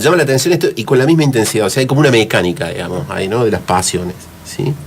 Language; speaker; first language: Spanish; native; Spanish